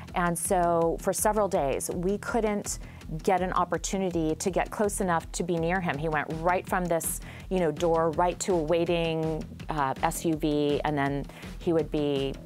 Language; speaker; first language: English; native; English